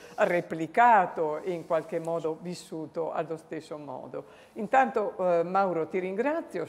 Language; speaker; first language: Italian; native; Italian